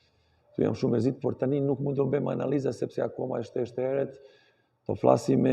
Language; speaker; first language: Albanian; non-native, learner; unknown